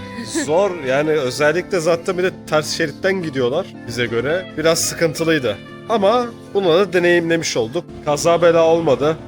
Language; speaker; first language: Turkish; native; Turkish